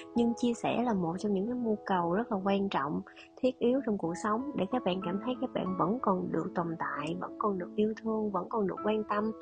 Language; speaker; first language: Vietnamese; native; Vietnamese